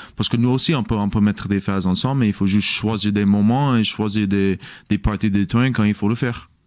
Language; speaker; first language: French; non-native, fluent; English